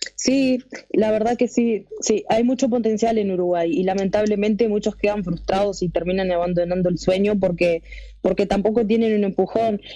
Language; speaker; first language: Spanish; native; Spanish